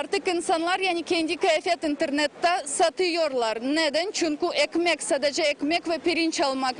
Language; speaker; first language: Turkish; non-native, learner; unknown